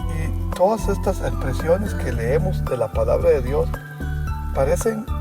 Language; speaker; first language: Spanish; native; Spanish